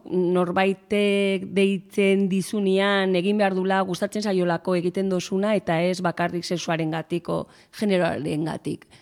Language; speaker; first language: Basque; native; Basque